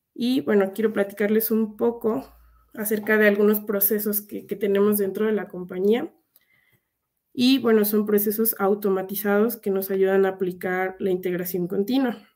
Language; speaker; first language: Spanish; native; Spanish